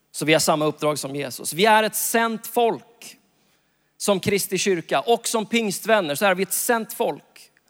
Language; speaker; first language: Swedish; native; Swedish